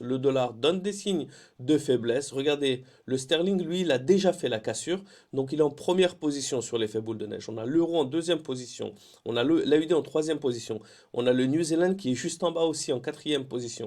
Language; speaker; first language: French; native; French